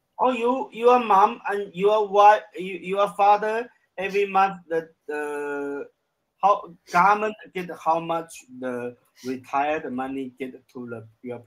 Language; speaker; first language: English; non-native, learner; Chinese